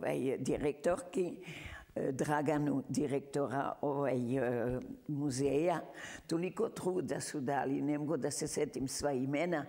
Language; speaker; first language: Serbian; early bilingual, heritage; Serbian